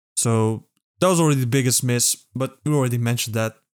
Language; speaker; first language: English; non-native, fluent; Dutch